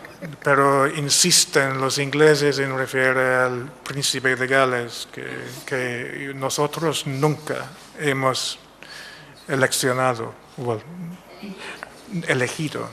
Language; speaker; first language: Spanish; non-native, fluent; English